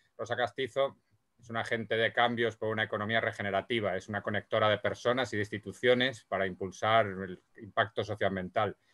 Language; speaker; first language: Spanish; native; Spanish